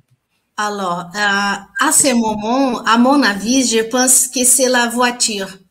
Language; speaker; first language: French; non-native, learner; Portuguese